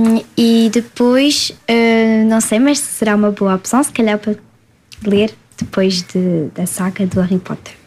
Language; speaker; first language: Portuguese; early bilingual, heritage; French